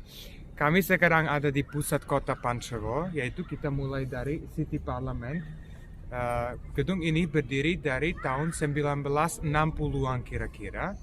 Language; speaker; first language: Indonesian; non-native, fluent; Serbian